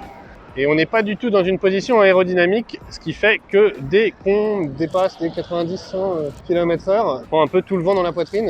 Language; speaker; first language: French; native; French